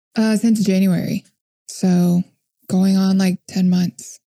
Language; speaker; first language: English; native; English